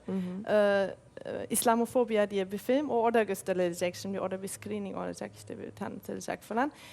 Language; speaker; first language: Turkish; non-native, fluent; German